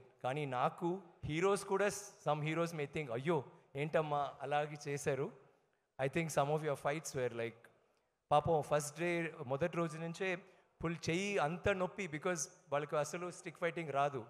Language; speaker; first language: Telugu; non-native, fluent; Tamil